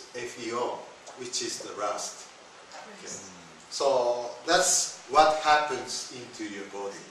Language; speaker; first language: English; non-native, fluent; Japanese